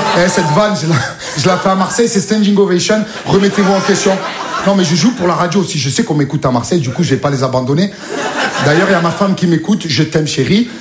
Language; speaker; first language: French; native; French